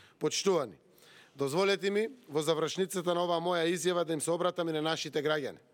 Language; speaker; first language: Macedonian; native; Macedonian